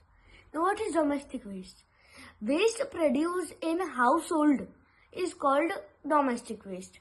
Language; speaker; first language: English; non-native, local second language; Hindi